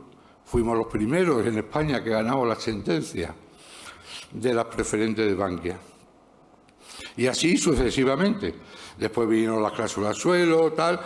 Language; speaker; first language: Spanish; native; Spanish